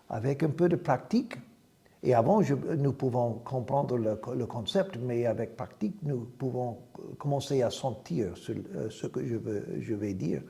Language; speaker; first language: French; non-native, fluent; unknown